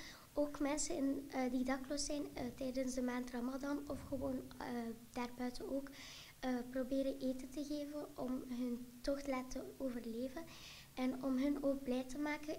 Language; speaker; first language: Dutch; early bilingual, other home language; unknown